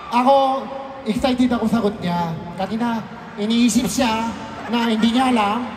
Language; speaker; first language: Filipino; non-native, learner; Korean